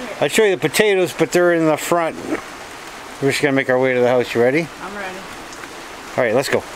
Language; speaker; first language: English; native; English